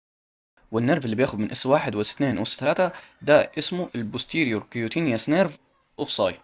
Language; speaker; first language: Arabic; native; Arabic